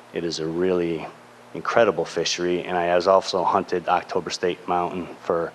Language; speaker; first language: English; native; English